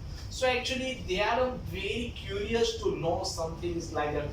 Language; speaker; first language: English; non-native, local second language; Marathi